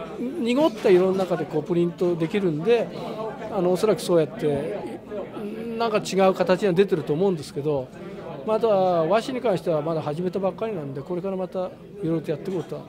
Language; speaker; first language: Japanese; native; Japanese